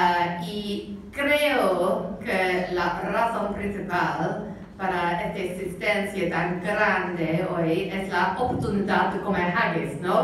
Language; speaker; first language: Spanish; non-native, fluent; English